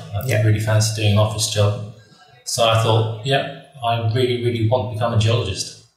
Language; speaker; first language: English; native; English